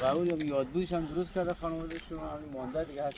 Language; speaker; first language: Persian; native; Persian